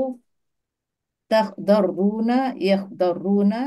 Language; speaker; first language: Arabic; non-native, learner; Malay